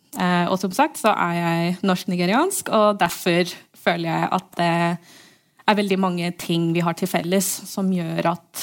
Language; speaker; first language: Norwegian; early bilingual, heritage; English